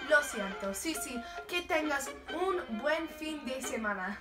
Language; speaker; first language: Spanish; non-native, learner; English